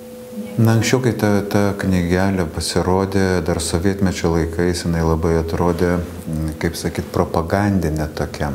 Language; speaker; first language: Lithuanian; native; Lithuanian